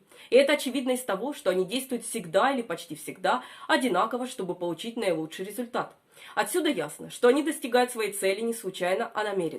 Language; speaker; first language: Russian; native; Russian